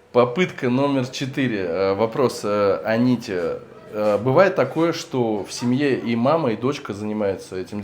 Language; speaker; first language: Russian; native; Russian